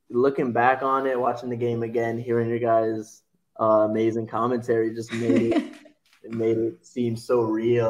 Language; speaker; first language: English; native; English